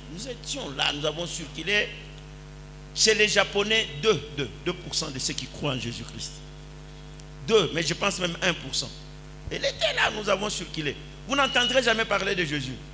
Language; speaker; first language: French; non-native, local second language; Lingala